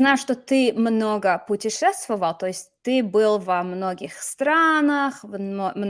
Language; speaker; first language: Russian; non-native, fluent; English